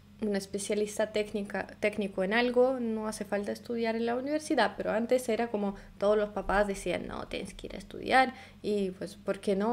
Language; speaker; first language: Spanish; non-native, fluent; Russian